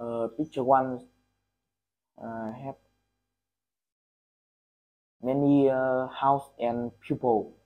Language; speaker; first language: English; non-native, learner; Vietnamese